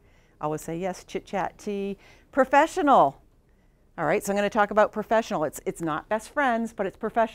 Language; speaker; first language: English; native; English